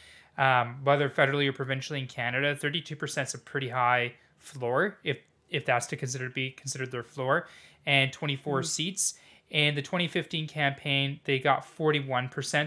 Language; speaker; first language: English; native; English